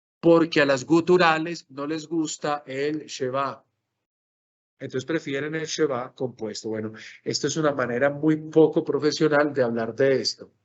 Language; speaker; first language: Spanish; native; Spanish